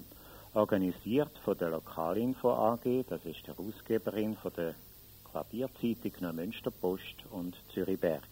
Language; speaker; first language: German; native; German